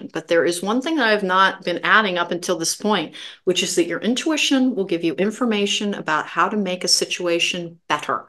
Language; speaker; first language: English; native; English